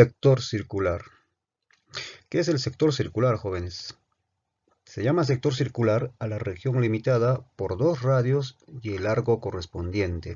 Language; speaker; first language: Spanish; native; Spanish